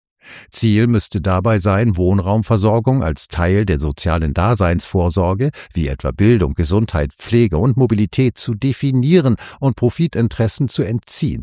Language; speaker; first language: German; native; German